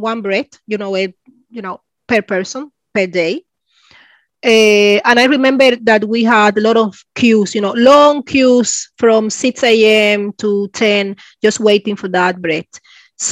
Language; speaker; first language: English; non-native, fluent; Spanish